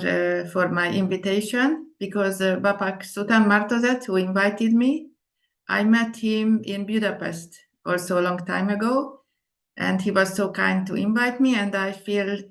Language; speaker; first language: English; non-native, fluent; Indonesian